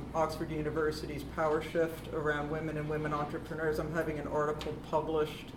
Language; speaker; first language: English; native; English